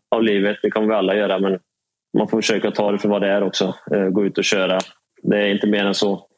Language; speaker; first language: Swedish; native; Swedish